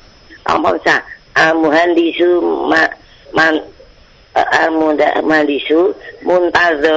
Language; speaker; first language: Arabic; non-native, learner; Indonesian